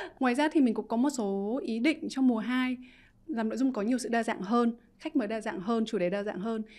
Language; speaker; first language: Vietnamese; native; Vietnamese